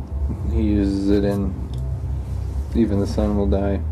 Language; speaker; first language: English; native; English